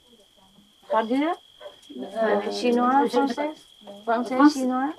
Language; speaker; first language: French; non-native, learner; Vietnamese